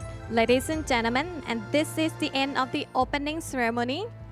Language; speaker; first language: English; non-native, fluent; Thai